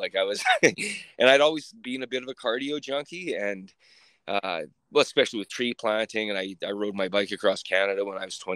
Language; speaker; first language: English; native; English